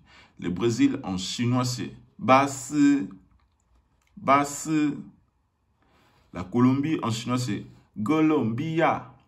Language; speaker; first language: French; non-native, local second language; Lingala